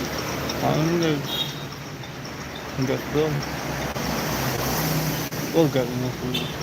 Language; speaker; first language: Indonesian; non-native, local second language; Balinese